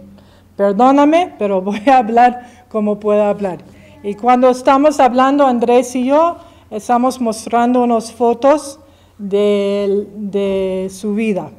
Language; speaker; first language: Spanish; early bilingual, heritage; English